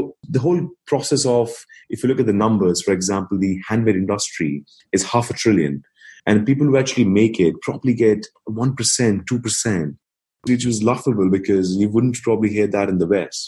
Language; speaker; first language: English; non-native, local second language; Hindi